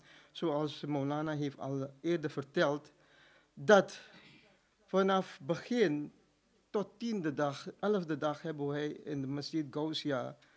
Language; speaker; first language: Dutch; non-native, fluent; Urdu